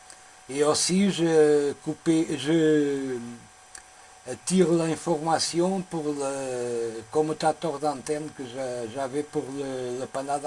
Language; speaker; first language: French; non-native, learner; Portuguese